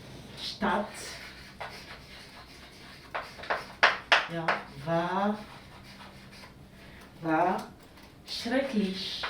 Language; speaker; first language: German; non-native, fluent; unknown